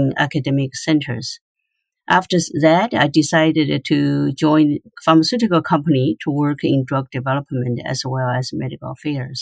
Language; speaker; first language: English; non-native, fluent; Chinese